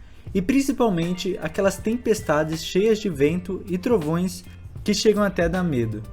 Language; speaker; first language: Portuguese; native; Portuguese